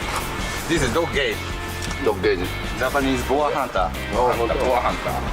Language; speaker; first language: English; non-native, learner; Japanese